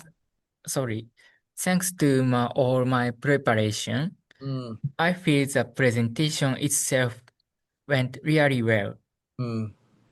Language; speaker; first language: English; non-native, learner; Japanese